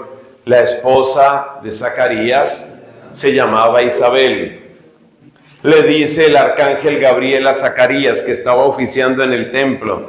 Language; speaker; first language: Spanish; native; Spanish